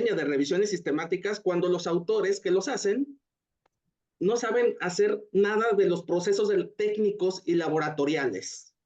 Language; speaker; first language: Spanish; native; Spanish